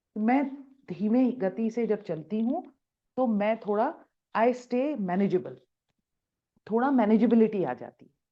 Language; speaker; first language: Hindi; native; Hindi